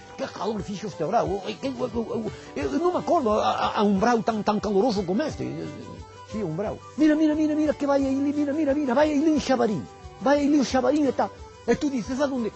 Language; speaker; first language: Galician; native; Galician